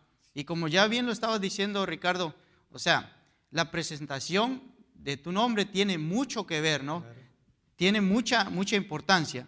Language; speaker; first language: Spanish; native; Spanish